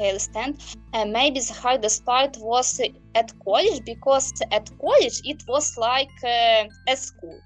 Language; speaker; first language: English; non-native, learner; Ukrainian